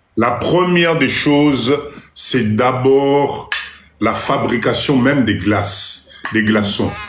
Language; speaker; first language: French; non-native, local second language; Lingala